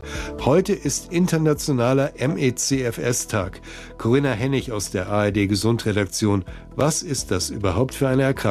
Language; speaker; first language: German; native; German